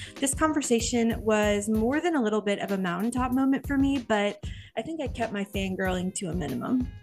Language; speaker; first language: English; native; English